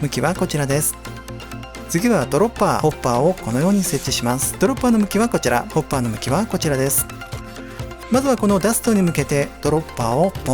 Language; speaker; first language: Japanese; native; Japanese